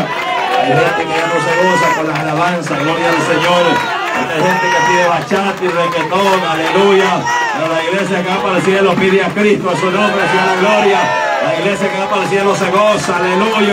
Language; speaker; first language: Spanish; native; Spanish